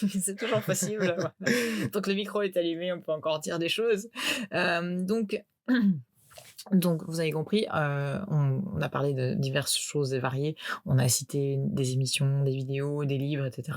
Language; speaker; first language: French; native; French